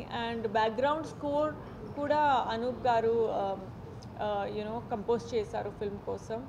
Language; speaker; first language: Telugu; non-native, fluent; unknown